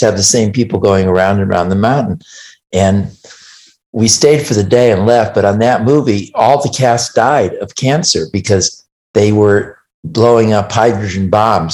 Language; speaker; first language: English; native; English